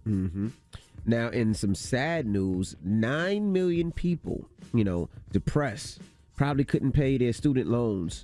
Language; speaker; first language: English; native; English